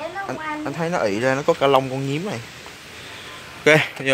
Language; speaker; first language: Vietnamese; native; Vietnamese